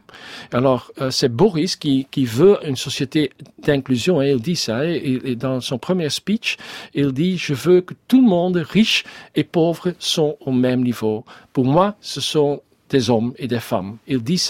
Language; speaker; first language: French; non-native, learner; Dutch